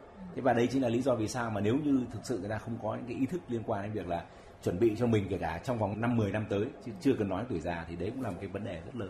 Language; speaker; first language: Vietnamese; native; Vietnamese